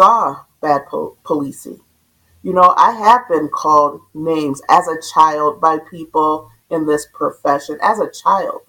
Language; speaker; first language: English; native; English